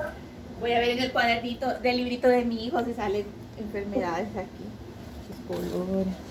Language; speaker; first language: Spanish; native; Spanish